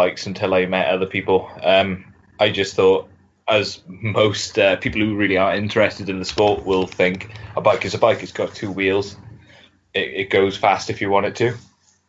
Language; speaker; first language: English; native; English